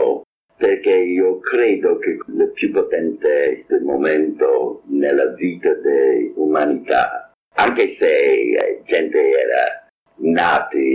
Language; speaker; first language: Italian; non-native, fluent; English